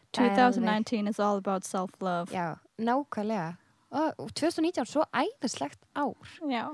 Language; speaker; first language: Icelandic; early bilingual, other home language; Filipino